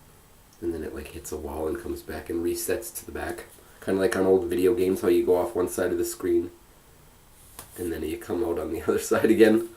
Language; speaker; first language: English; native; English